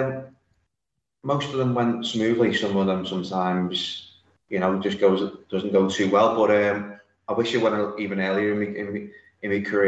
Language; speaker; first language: English; native; English